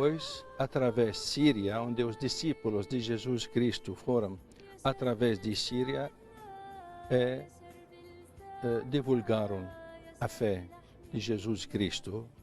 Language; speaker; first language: Portuguese; non-native, fluent; Arabic